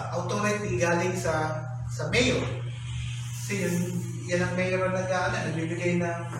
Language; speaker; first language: Filipino; native; Filipino